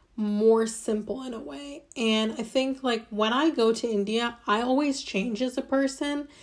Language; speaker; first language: English; native; English